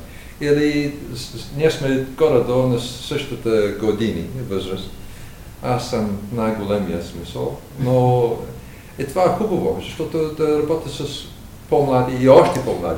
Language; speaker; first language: Bulgarian; non-native, learner; English